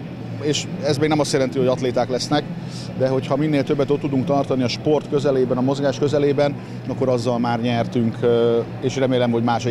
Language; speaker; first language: Hungarian; native; Hungarian